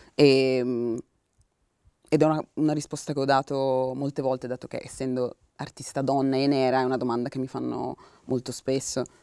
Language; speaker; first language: Italian; early bilingual, other home language; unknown